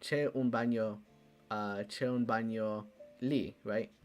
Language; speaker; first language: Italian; non-native, learner; English